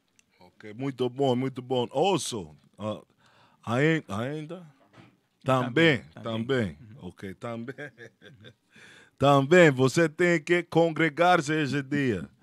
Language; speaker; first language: Portuguese; non-native, fluent; Spanish